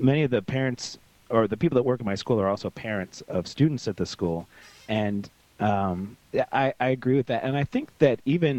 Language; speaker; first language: English; native; English